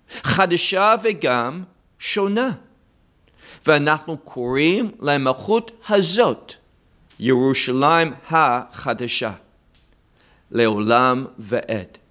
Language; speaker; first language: Hebrew; non-native, fluent; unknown